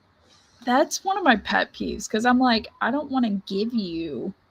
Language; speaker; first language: English; native; English